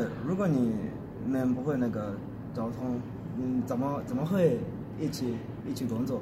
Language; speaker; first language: Chinese; non-native, learner; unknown